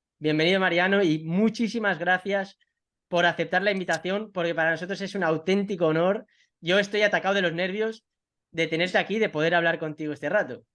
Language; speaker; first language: Spanish; native; Spanish